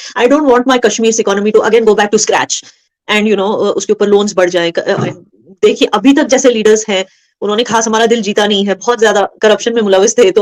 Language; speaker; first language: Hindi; non-native, local second language; Kashmiri